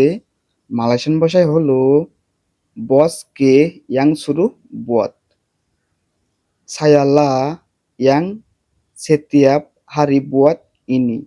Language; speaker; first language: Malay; non-native, learner; Bangla